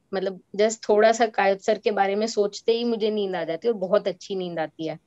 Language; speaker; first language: Hindi; native; Hindi